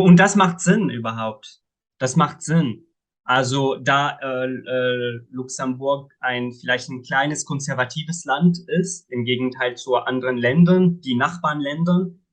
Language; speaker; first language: German; non-native, fluent; Arabic